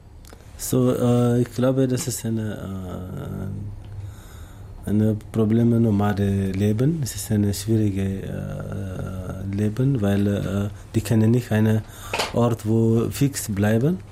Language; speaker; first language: German; non-native, learner; Tamasheq